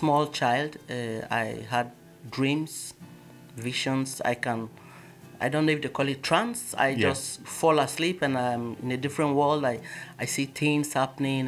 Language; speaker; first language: English; non-native, local second language; Igbo